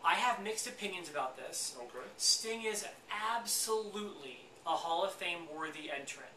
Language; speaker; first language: English; native; English